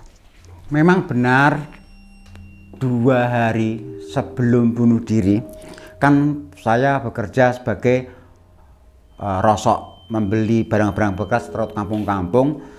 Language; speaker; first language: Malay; non-native, local second language; Javanese